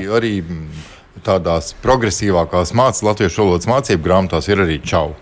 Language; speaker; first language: Latvian; native; Latvian